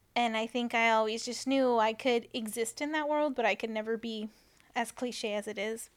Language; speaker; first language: English; early bilingual, other home language; Spanish